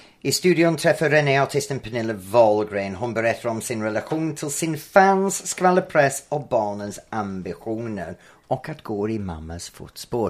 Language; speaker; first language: Swedish; non-native, fluent; English